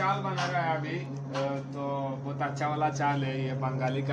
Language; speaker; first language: Hindi; non-native, learner; Bangla